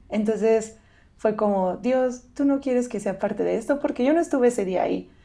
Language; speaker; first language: Spanish; native; Spanish